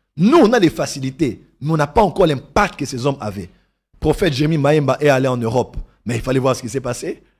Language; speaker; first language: French; non-native, local second language; Lingala